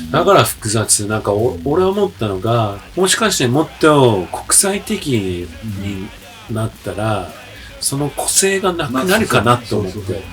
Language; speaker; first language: Japanese; early bilingual, heritage; English